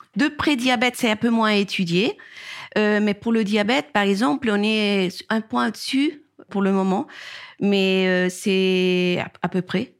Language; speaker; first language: French; non-native, fluent; Spanish